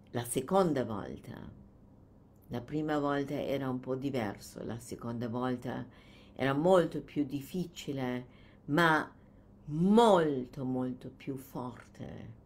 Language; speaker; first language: Italian; non-native, fluent; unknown